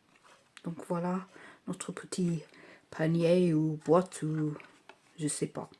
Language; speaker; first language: French; non-native, learner; English